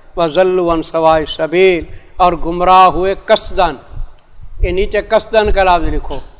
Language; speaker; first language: Urdu; non-native, local second language; Saraiki